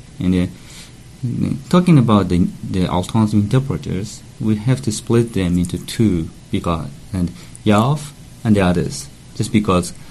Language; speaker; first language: English; non-native, learner; Japanese